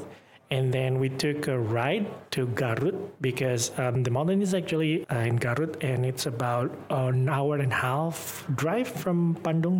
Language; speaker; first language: English; non-native, fluent; Indonesian